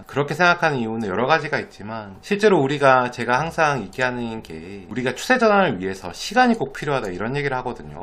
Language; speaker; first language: Korean; native; Korean